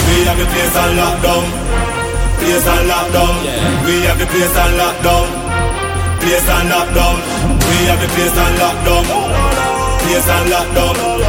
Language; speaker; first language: English; non-native, fluent; German